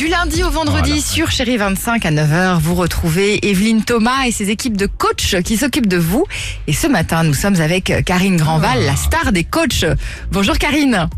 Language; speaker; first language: French; native; French